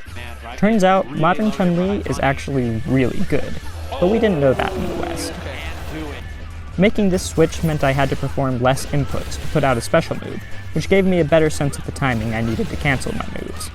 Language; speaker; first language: English; native; English